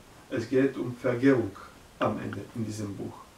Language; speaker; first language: German; non-native, learner; Bulgarian